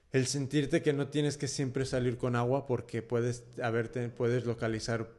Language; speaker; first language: Spanish; early bilingual, heritage; Spanish